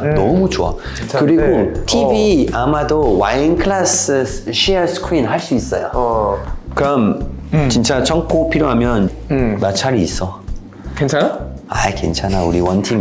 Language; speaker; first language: Korean; non-native, learner; French